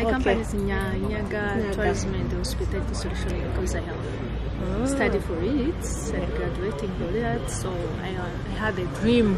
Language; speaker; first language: English; non-native, local second language; Kinyarwanda